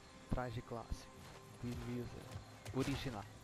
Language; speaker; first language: Portuguese; native; Portuguese